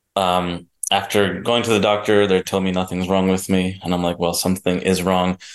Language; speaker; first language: English; native; English